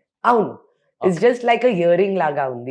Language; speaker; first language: Telugu; non-native, local second language; Hindi